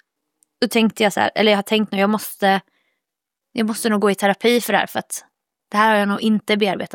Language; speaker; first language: Swedish; native; Swedish